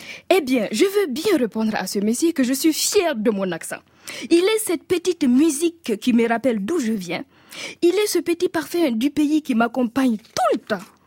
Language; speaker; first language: French; non-native, local second language; Mossi